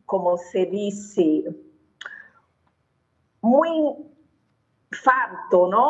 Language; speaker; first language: Spanish; non-native, fluent; Portuguese